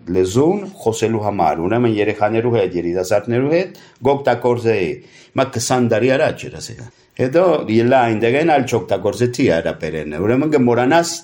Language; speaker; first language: Armenian; early bilingual, heritage; Armenian